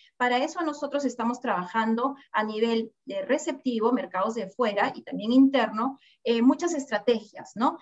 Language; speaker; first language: Spanish; native; Spanish